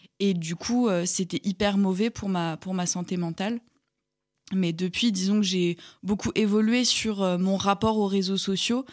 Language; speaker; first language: French; native; French